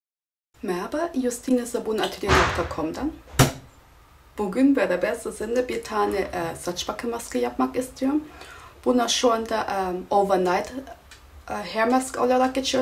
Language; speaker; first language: Turkish; non-native, fluent; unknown